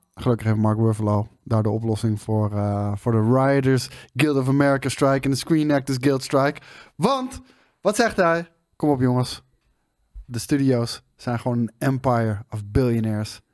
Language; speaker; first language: Dutch; native; Dutch